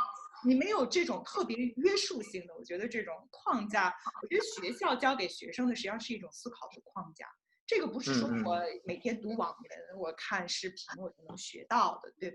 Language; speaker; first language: Chinese; native; Chinese